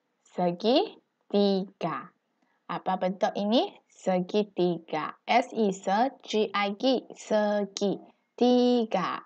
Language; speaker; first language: Malay; non-native, local second language; Chinese